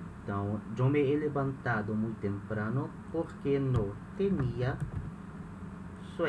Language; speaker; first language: Spanish; non-native, fluent; Portuguese